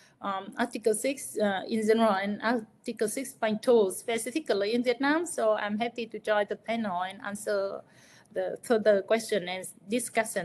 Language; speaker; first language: English; non-native, fluent; Vietnamese